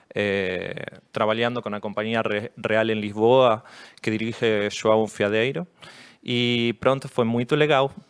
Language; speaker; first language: Portuguese; non-native, learner; Spanish